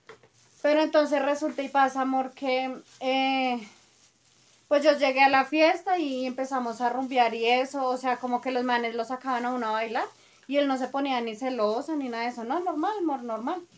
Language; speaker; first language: Spanish; native; Spanish